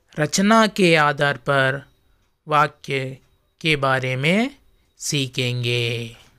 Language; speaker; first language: Hindi; non-native, local second language; Telugu